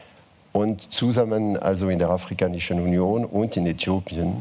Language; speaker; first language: German; non-native, fluent; French